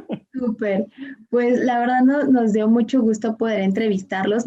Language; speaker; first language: Spanish; native; Spanish